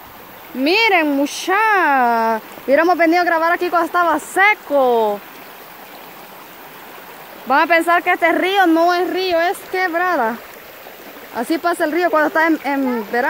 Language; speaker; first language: Spanish; native; Spanish